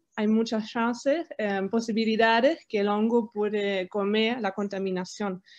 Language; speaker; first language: Spanish; non-native, fluent; German